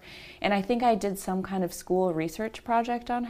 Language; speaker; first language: English; native; English